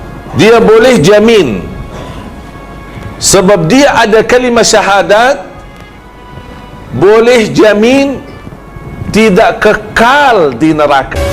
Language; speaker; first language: Indonesian; non-native, fluent; Arabic